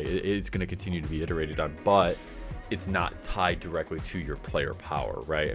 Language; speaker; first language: English; native; English